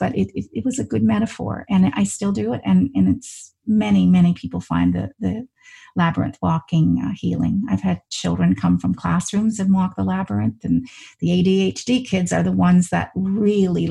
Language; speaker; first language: English; native; English